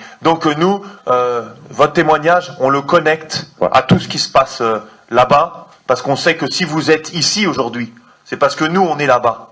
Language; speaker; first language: French; native; French